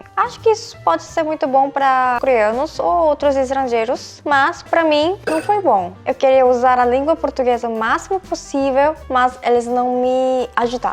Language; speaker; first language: Portuguese; non-native, fluent; Korean